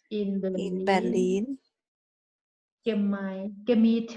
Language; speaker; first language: German; non-native, learner; Thai